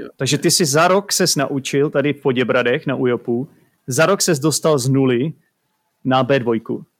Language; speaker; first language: Czech; native; Czech